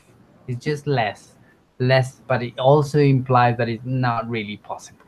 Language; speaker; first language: English; non-native, fluent; Spanish